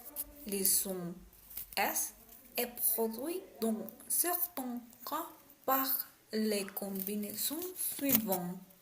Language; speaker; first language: French; non-native, learner; Spanish